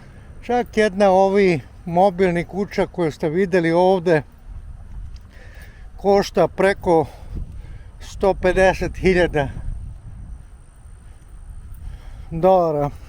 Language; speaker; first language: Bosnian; non-native, local second language; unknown